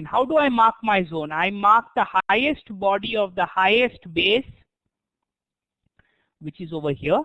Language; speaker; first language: English; non-native, local second language; Hindi